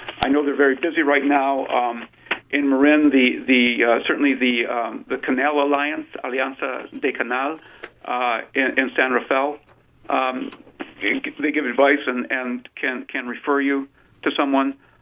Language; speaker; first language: English; native; English